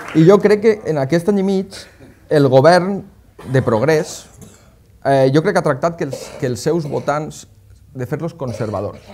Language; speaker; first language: Catalan; native; Catalan